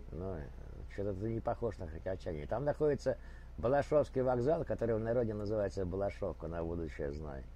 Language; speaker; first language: Russian; native; Russian